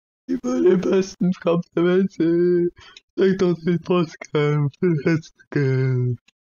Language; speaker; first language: German; native; German